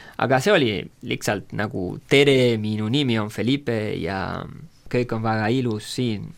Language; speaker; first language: Estonian; non-native, fluent; Spanish